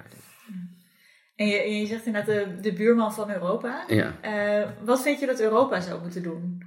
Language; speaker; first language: Dutch; native; Dutch